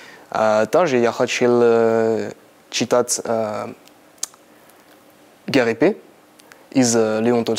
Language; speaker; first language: Russian; non-native, learner; French